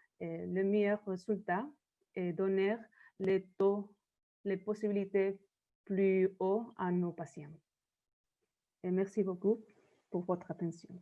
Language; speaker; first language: French; non-native, fluent; Spanish